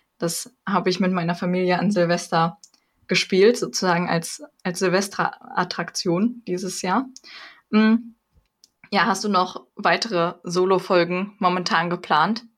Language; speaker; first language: German; native; German